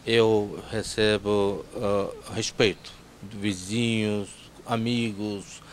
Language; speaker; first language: Portuguese; non-native, fluent; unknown